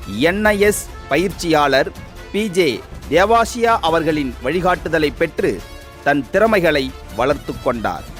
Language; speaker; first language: Tamil; native; Tamil